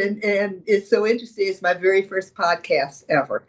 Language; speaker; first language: English; native; English